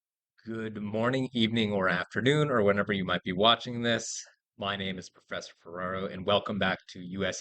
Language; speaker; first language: English; native; English